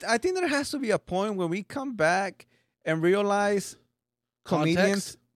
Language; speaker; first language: English; early bilingual, other home language; Spanish